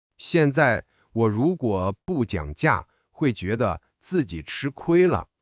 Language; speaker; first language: Chinese; non-native, fluent; English